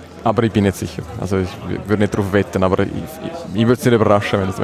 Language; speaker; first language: German; native; German